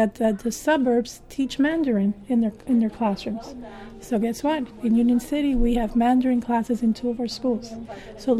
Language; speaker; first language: English; early bilingual, other home language; Spanish